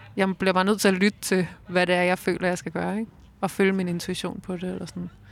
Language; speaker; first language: Danish; native; Danish